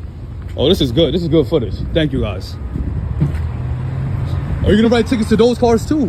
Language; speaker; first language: English; native; English